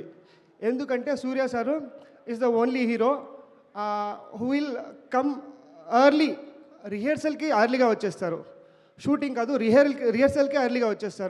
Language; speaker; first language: Telugu; non-native, learner; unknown